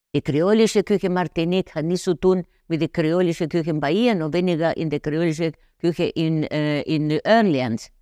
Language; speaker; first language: German; non-native, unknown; Spanish